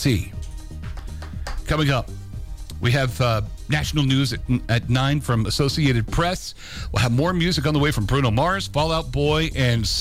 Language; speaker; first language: English; native; English